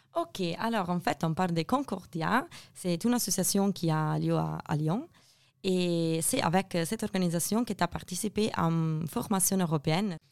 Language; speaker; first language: French; non-native, fluent; Italian